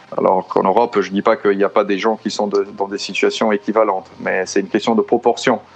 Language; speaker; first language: French; non-native, fluent; Portuguese